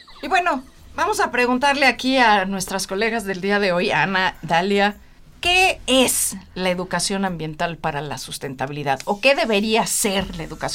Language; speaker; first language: Spanish; native; Spanish